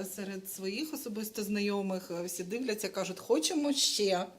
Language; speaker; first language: Ukrainian; non-native, local second language; Russian